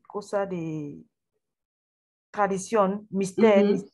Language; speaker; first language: Spanish; non-native, learner; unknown